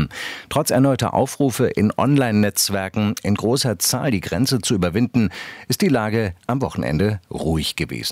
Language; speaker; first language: German; native; German